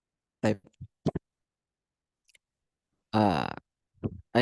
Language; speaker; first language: Arabic; non-native, fluent; Indonesian